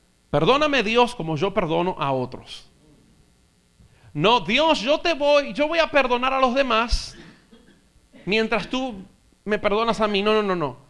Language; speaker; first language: Spanish; native; Spanish